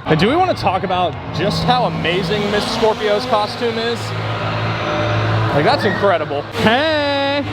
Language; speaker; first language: English; native; English